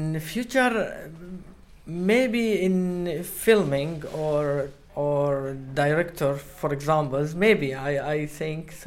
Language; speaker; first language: English; non-native, learner; Arabic